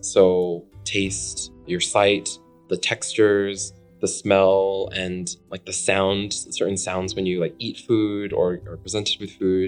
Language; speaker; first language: English; native; English